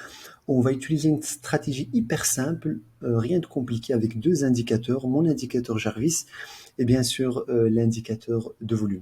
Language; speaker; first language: French; native; French